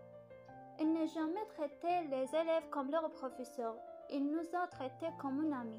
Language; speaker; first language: French; non-native, fluent; Arabic